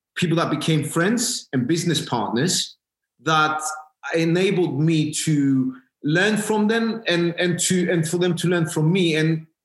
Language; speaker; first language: English; non-native, fluent; Greek